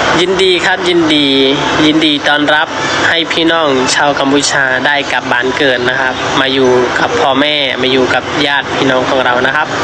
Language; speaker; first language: Thai; non-native, fluent; Khmer